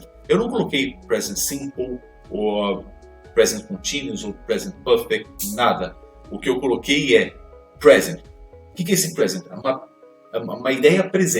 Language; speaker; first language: Portuguese; native; Portuguese